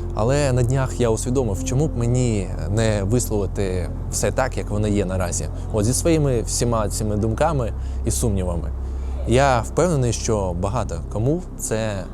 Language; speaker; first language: Ukrainian; non-native, local second language; Russian